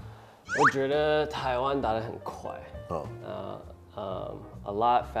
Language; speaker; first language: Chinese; early bilingual, heritage; Chinese